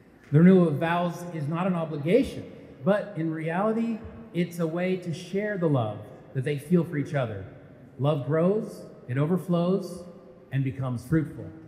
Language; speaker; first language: English; early bilingual, other home language; Portuguese